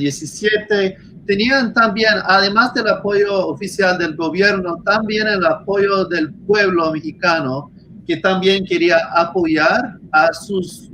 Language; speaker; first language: Spanish; non-native, fluent; English